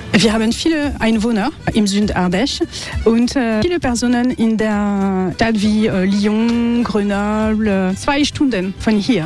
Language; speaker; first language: German; non-native, learner; French